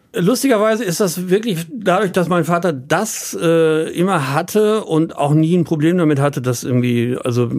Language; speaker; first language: German; native; German